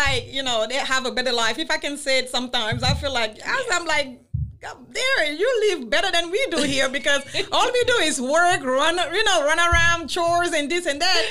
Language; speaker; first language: English; non-native, fluent; Wolof